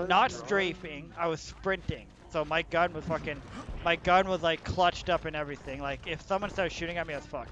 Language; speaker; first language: English; native; English